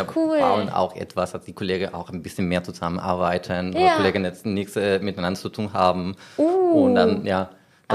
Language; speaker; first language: German; non-native, learner; Spanish